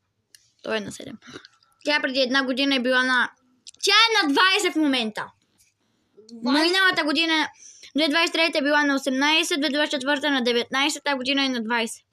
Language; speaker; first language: Bulgarian; early bilingual, other home language; Russian